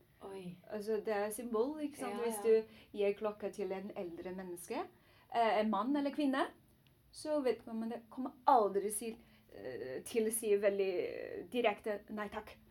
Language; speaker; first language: Norwegian; non-native, learner; Chinese